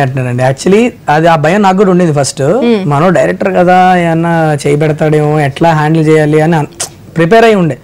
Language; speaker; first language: Telugu; native; Telugu